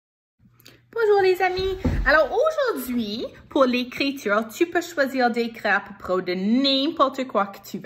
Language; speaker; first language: French; non-native, local second language; English